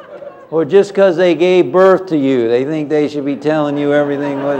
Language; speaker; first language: English; native; English